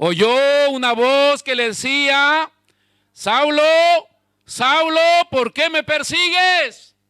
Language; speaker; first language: Spanish; native; Spanish